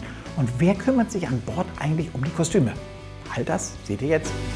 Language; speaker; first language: German; native; German